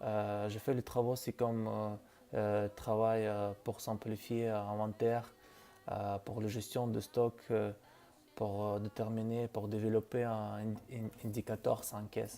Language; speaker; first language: French; non-native, learner; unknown